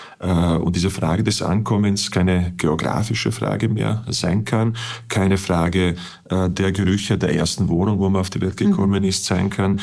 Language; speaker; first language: German; non-native, fluent; Bosnian